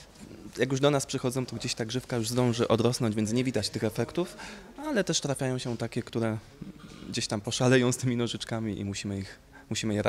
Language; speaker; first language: Polish; native; Polish